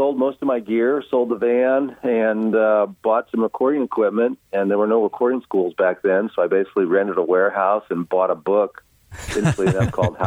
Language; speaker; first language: English; native; English